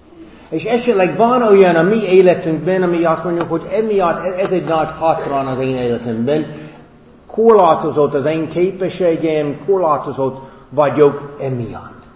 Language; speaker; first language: Hungarian; non-native, fluent; English